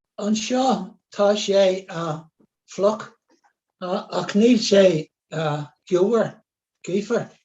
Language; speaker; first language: Irish; non-native, local second language; English